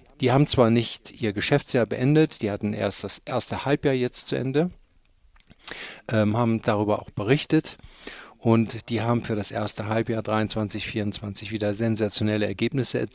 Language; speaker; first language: German; native; German